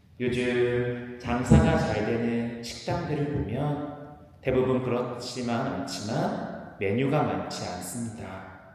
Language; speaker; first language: Korean; native; Korean